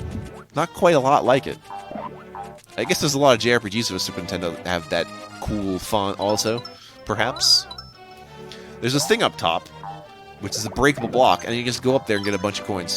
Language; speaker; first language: English; native; English